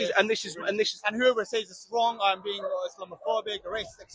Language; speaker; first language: English; non-native, fluent; Persian